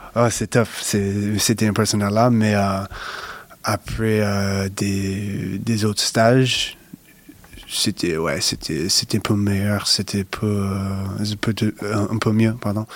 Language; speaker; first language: French; non-native, fluent; English